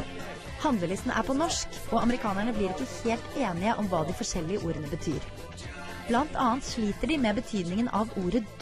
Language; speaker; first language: Norwegian; native; Norwegian